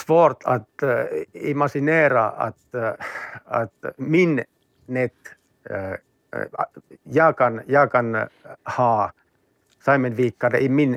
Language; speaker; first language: Swedish; non-native, learner; Finnish